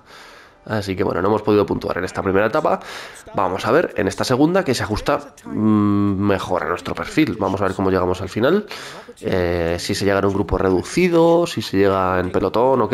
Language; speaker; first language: Spanish; native; Spanish